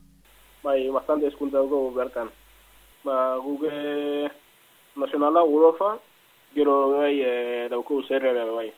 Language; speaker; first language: Basque; non-native, learner; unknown